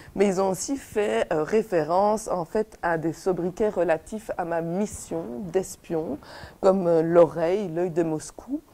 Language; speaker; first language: French; native; French